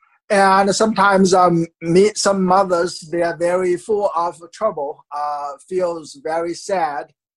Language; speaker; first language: English; non-native, fluent; Chinese